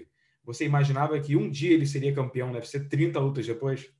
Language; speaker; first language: Portuguese; native; Portuguese